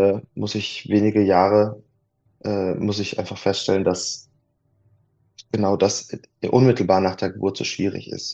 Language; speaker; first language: German; native; German